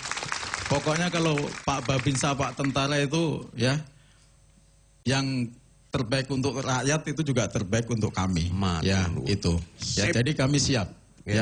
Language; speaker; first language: Indonesian; non-native, local second language; Javanese